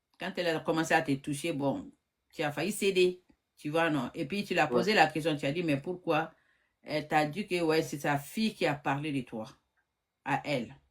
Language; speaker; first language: French; non-native, local second language; Bambara